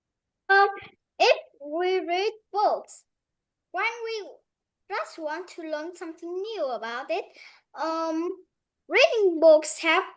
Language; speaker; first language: English; non-native, learner; Vietnamese